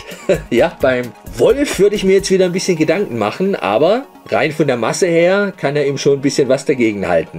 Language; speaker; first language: German; native; German